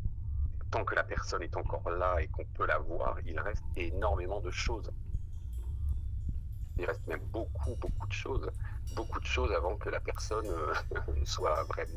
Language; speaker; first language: French; native; French